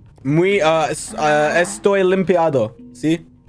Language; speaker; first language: Spanish; non-native, learner; English